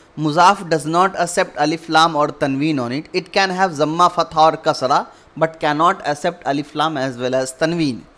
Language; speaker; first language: English; non-native, local second language; Urdu